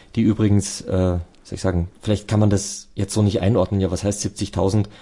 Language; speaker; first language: German; native; German